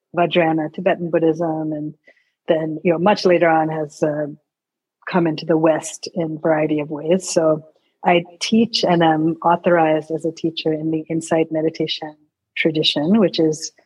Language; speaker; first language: English; early bilingual, other home language; Sinhala